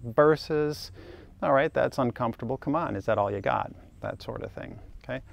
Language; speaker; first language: English; native; English